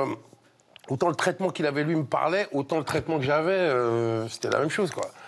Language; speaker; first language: French; native; French